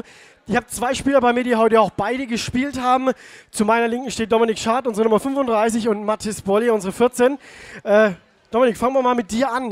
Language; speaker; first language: German; native; German